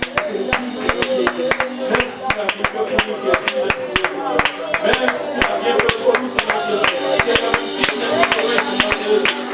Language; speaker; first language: French; non-native, local second language; Haitian Creole